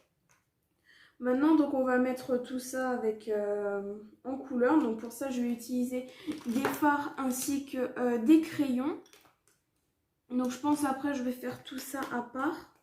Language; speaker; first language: French; native; French